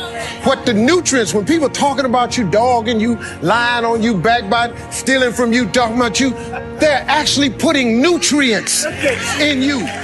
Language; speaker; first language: English; native; English